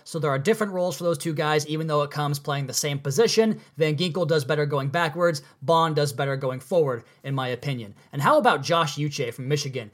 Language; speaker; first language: English; native; English